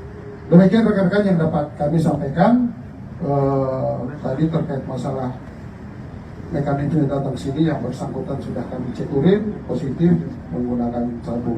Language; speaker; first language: Indonesian; native; Indonesian